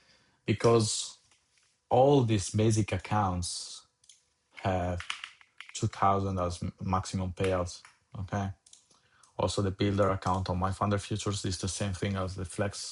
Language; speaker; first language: English; non-native, fluent; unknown